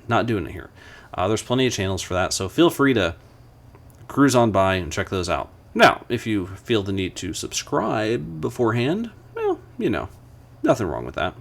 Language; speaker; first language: English; native; English